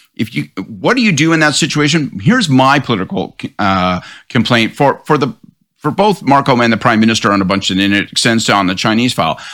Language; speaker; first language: English; native; English